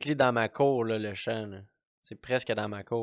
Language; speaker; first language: French; native; French